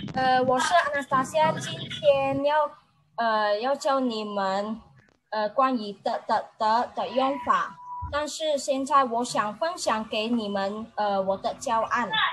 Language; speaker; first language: Chinese; non-native, learner; Indonesian